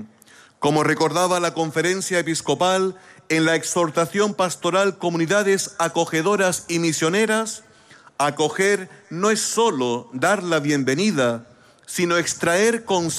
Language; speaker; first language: Spanish; native; Spanish